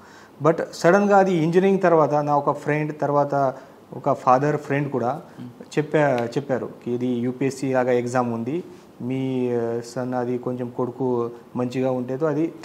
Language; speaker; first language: Telugu; non-native, learner; Marathi